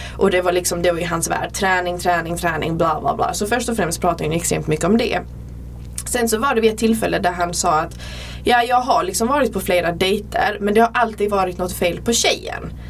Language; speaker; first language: Swedish; native; Swedish